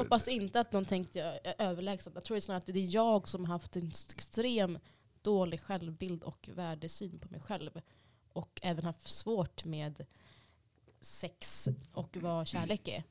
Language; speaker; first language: Swedish; early bilingual, other home language; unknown